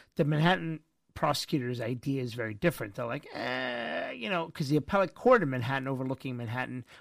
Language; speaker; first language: English; early bilingual, other home language; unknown